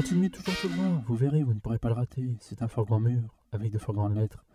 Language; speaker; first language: French; native; French